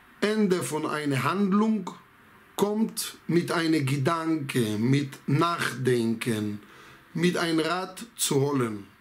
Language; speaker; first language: German; non-native, fluent; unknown